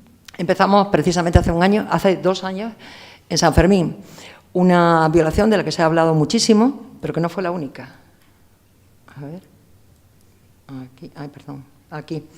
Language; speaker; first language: Spanish; native; Spanish